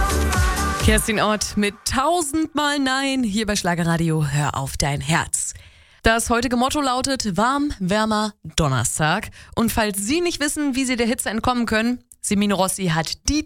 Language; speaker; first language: German; native; German